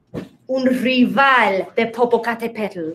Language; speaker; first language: Spanish; non-native, fluent; English